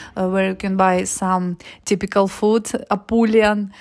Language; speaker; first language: English; non-native, learner; Russian